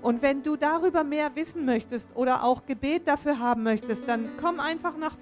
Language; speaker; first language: German; native; German